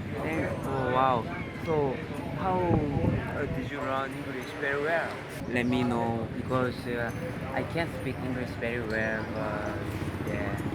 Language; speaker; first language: English; non-native, learner; Korean